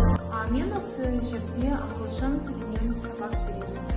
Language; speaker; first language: Kazakh; non-native, learner; Russian